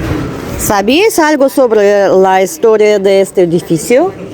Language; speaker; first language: Spanish; non-native, learner; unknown